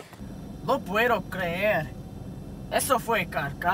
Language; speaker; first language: Spanish; non-native, learner; English